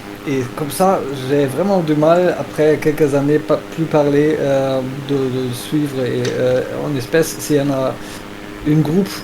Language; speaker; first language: French; non-native, learner; German